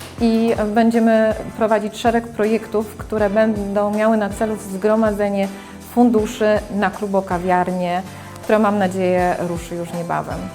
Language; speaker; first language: Polish; native; Polish